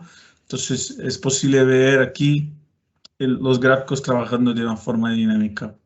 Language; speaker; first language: Spanish; non-native, fluent; Portuguese